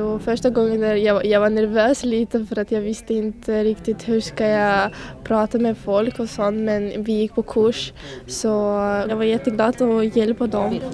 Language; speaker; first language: Swedish; non-native, fluent; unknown